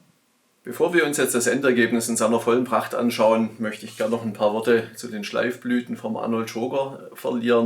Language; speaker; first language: German; native; German